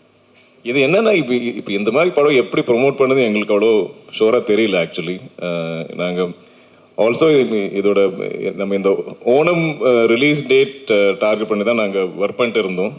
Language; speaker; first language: Tamil; non-native, local second language; Malayalam